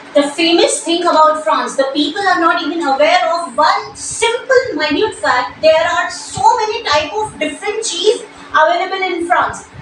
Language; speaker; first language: English; non-native, local second language; Hindi